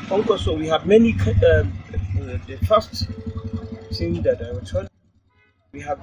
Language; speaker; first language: English; non-native, local second language; Hausa